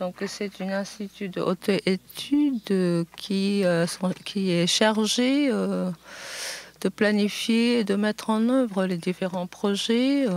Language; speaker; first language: French; non-native, fluent; Japanese